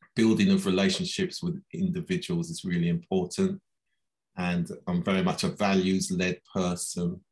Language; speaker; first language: English; native; English